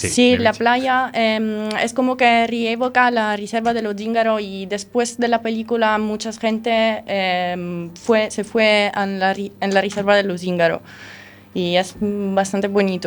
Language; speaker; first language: Spanish; non-native, learner; Italian